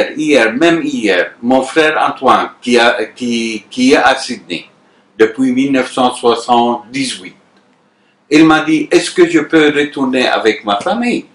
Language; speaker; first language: French; non-native, fluent; Arabic